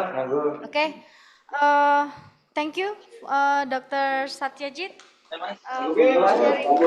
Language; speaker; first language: English; non-native, fluent; Indonesian